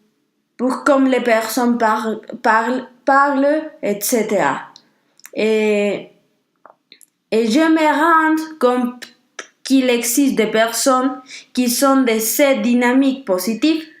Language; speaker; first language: French; non-native, learner; Spanish